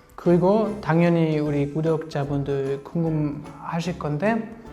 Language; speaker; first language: Korean; non-native, fluent; German